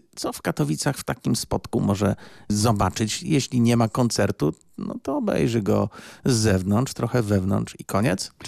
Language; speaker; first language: Polish; native; Polish